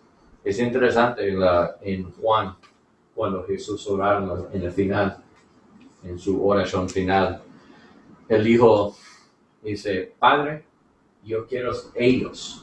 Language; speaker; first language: Spanish; non-native, learner; English